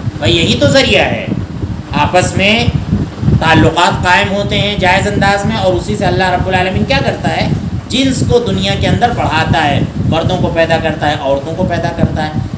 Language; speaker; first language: Urdu; native; Urdu